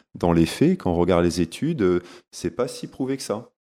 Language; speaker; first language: French; native; French